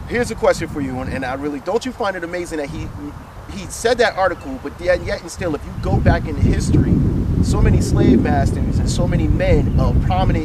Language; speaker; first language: English; native; English